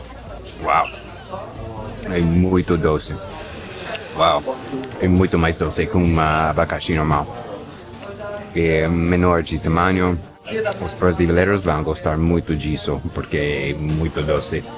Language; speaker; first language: Portuguese; non-native, fluent; English